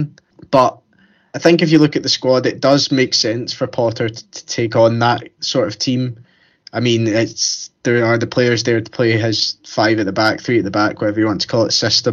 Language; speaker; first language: English; native; English